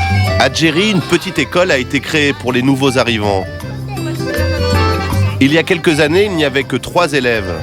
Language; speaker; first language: French; native; French